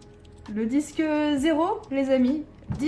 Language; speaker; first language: French; native; French